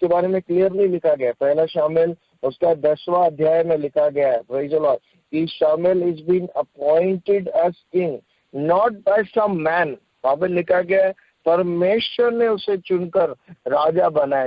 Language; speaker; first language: Hindi; non-native, local second language; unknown